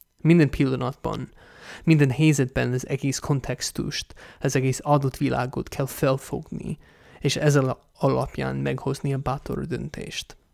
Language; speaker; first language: Hungarian; non-native, fluent; English